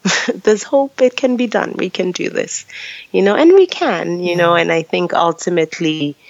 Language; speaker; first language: English; non-native, local second language; Tswana